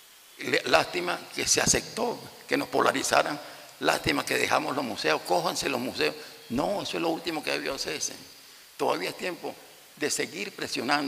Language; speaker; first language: Spanish; native; Spanish